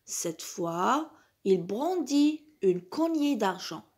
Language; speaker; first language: French; non-native, local second language; Arabic